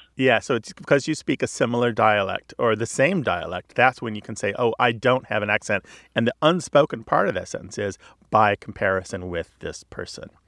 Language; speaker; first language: English; native; English